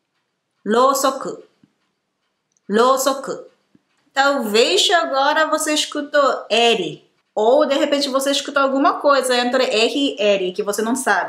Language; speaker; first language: Portuguese; non-native, fluent; Japanese